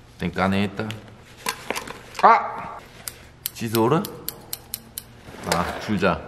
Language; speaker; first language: Portuguese; non-native, learner; Korean